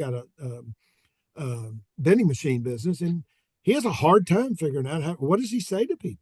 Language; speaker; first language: English; native; English